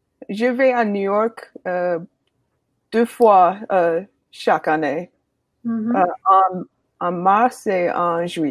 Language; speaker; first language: French; non-native, learner; English